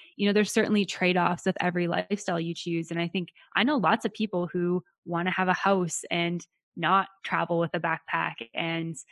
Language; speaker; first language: English; native; English